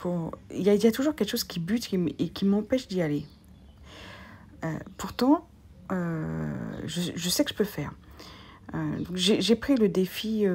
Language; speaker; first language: French; native; French